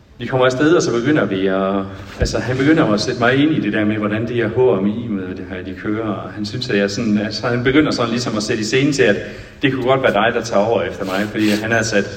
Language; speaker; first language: Danish; native; Danish